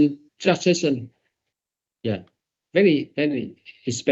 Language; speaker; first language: English; non-native, learner; Vietnamese